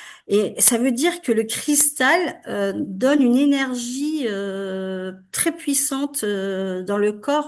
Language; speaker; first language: French; native; French